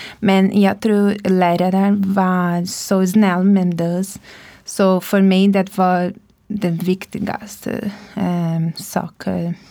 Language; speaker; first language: Swedish; non-native, learner; Portuguese